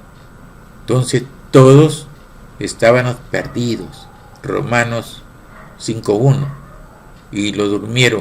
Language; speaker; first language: Spanish; native; Spanish